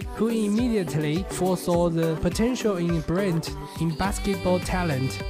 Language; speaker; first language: English; non-native, learner; Chinese